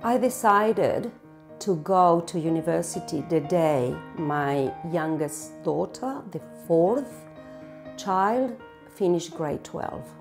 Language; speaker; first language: English; non-native, fluent; Spanish